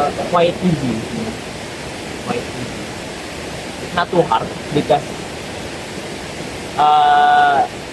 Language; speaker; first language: English; non-native, learner; Indonesian